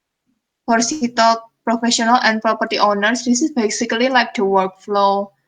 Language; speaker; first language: English; non-native, fluent; Indonesian